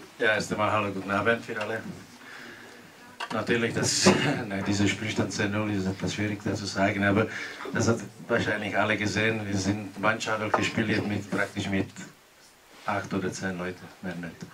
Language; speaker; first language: German; non-native, learner; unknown